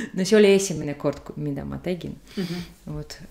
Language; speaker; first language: Estonian; non-native, learner; Russian